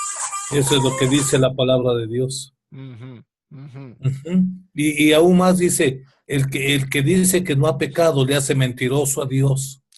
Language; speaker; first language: Spanish; native; Spanish